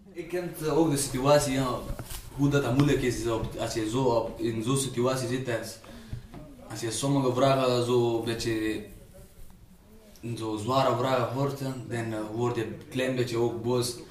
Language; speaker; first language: Dutch; non-native, learner; Pashto